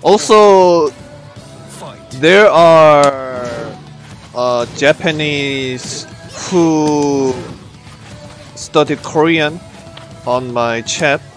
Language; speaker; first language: English; non-native, learner; Korean